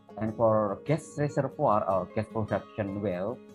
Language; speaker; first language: English; non-native, fluent; Indonesian